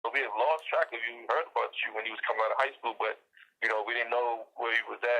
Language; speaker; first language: English; native; English